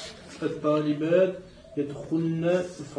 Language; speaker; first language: Arabic; non-native, learner; French